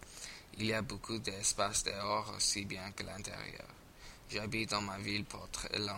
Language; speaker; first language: French; non-native, learner; English